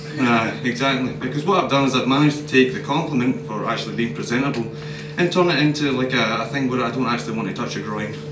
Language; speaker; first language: English; native; English